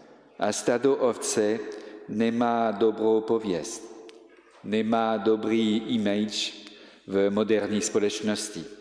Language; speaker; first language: Czech; non-native, fluent; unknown